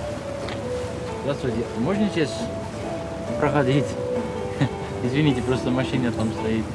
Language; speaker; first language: Russian; non-native, fluent; Dutch